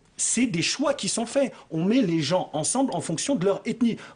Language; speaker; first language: French; native; French